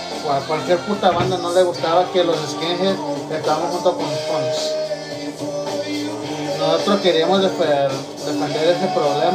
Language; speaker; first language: Spanish; early bilingual, heritage; Spanish